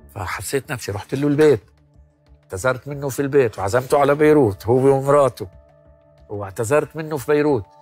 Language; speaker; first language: Arabic; native; Arabic